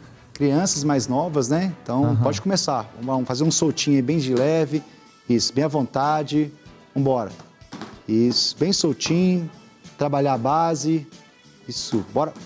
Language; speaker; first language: Portuguese; native; Portuguese